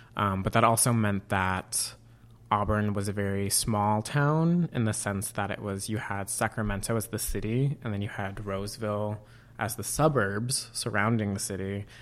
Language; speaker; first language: English; native; English